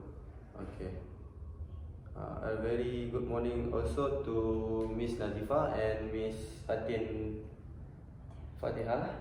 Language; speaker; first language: English; non-native, learner; Malay